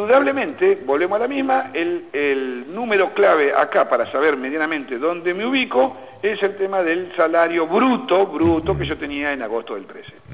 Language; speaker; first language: Spanish; native; Spanish